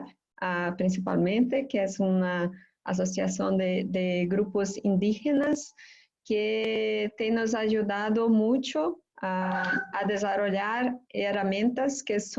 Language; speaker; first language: Spanish; non-native, fluent; Portuguese